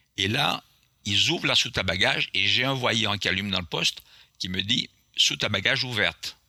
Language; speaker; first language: French; non-native, local second language; Guadeloupean Creole French